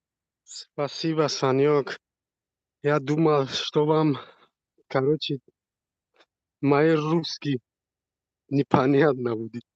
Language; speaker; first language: Russian; non-native, learner; Tajik